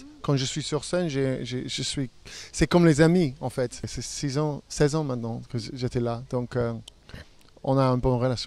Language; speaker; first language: French; non-native, fluent; English